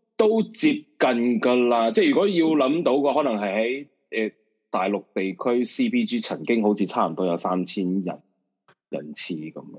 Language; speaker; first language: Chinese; non-native, local second language; Cantonese